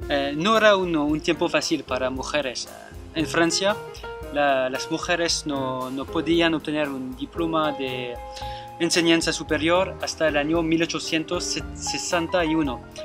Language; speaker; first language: Spanish; non-native, fluent; French